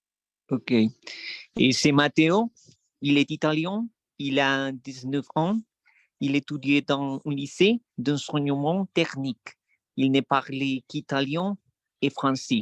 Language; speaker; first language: French; non-native, learner; Spanish